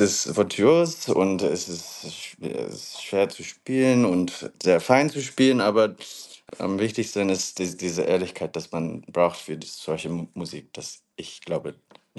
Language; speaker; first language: German; non-native, fluent; English